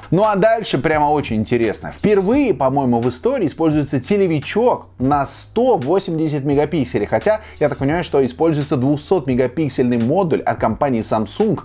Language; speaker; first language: Russian; native; Russian